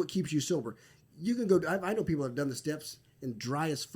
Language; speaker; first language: English; native; English